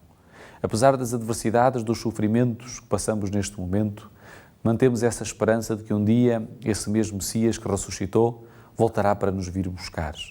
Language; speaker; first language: Portuguese; native; Portuguese